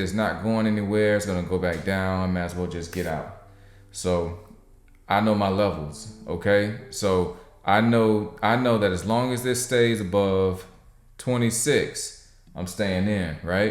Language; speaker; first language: English; native; English